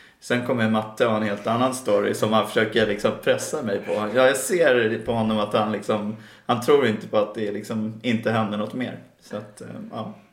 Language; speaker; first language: Swedish; native; Swedish